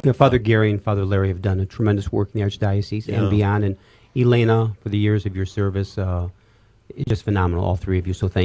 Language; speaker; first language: English; native; English